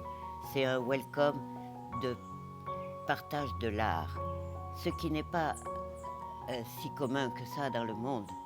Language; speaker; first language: French; non-native, local second language; Morisyen